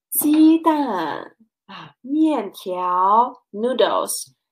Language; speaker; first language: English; non-native, learner; Chinese